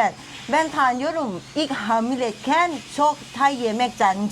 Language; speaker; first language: Turkish; non-native, learner; Thai